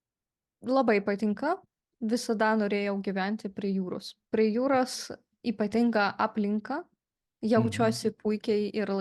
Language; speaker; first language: Lithuanian; non-native, fluent; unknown